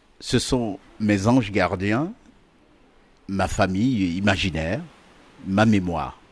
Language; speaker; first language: French; native; French